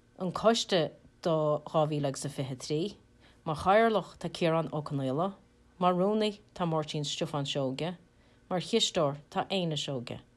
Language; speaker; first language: Irish; native; Irish